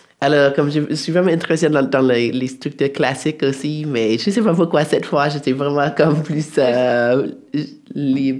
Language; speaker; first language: French; non-native, fluent; English